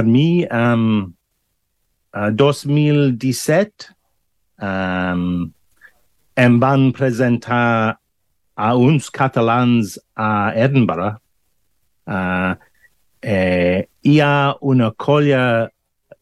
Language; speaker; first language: Catalan; non-native, learner; English